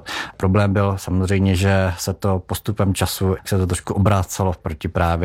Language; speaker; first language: Czech; native; Czech